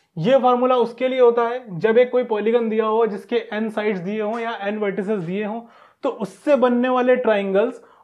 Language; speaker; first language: Hindi; native; Hindi